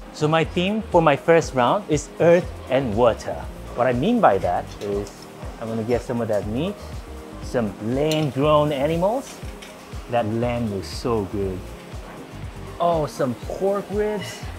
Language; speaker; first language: English; non-native, fluent; Korean